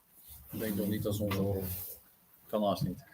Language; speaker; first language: Dutch; native; Dutch